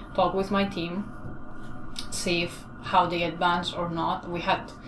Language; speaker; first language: English; non-native, fluent; Spanish